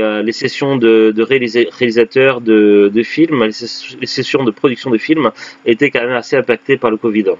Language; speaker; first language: French; native; French